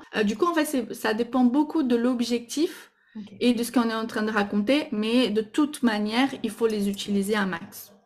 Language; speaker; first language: French; non-native, fluent; Portuguese